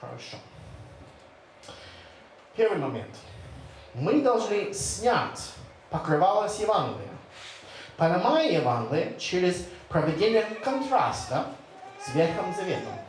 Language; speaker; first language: Russian; non-native, fluent; English